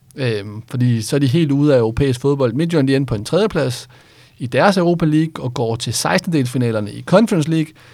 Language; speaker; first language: Danish; native; Danish